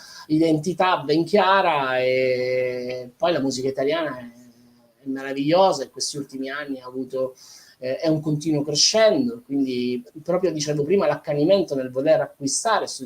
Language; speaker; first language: Italian; native; Italian